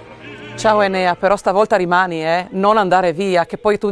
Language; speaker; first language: Italian; native; Italian